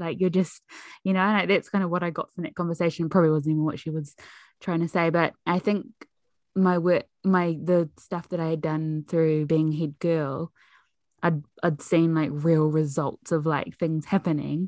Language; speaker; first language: English; native; English